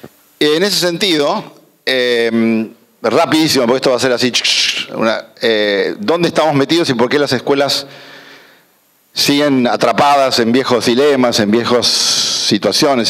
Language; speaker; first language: Spanish; native; Spanish